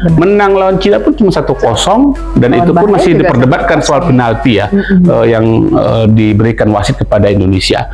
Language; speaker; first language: Indonesian; native; Indonesian